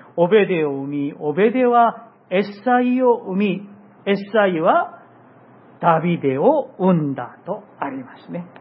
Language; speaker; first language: Japanese; non-native, fluent; Korean